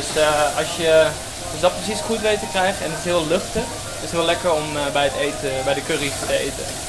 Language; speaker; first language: Dutch; native; Dutch